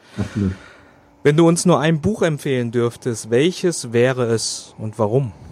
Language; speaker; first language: German; native; German